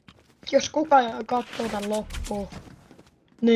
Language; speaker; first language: Finnish; native; Finnish